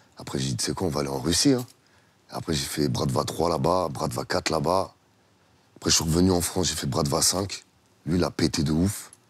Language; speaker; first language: French; early bilingual, other home language; Russian